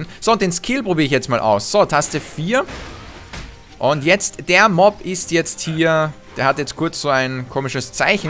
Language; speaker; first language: German; native; German